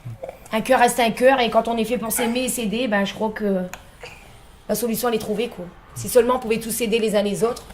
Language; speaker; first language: French; native; French